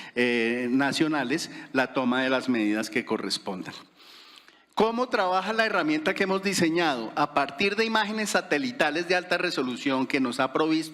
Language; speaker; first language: Spanish; native; Spanish